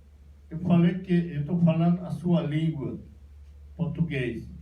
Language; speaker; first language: Portuguese; non-native, local second language; Yanomámi